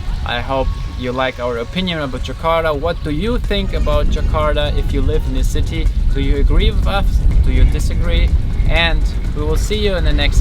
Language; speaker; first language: English; non-native, fluent; German